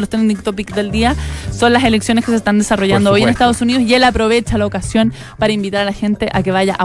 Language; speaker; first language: Spanish; native; Spanish